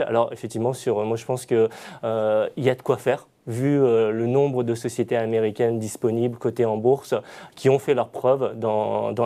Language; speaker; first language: French; native; French